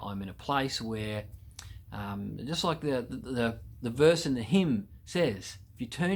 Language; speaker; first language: English; native; English